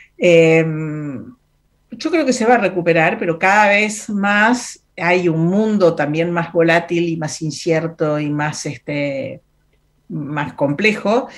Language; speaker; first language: Spanish; native; Spanish